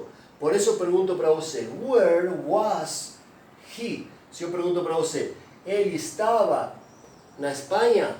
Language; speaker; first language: Portuguese; non-native, fluent; Spanish